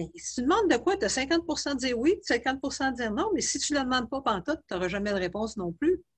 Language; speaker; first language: French; native; French